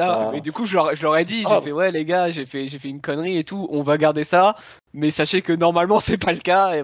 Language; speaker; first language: French; native; French